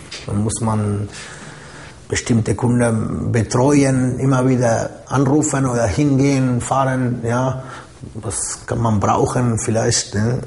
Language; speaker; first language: German; non-native, fluent; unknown